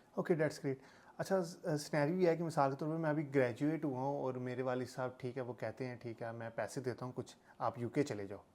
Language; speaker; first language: Urdu; non-native, local second language; Punjabi